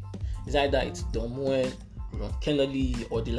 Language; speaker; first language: English; non-native, local second language; Yoruba